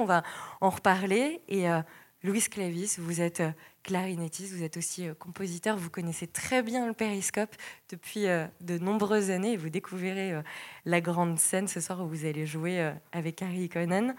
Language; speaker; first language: French; native; French